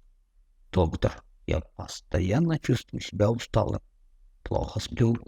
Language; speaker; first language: Russian; non-native, fluent; Tajik